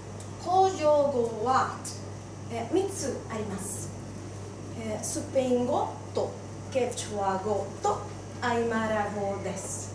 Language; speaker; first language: Japanese; non-native, learner; Spanish